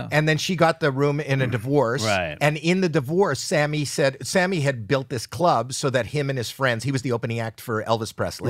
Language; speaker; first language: English; native; English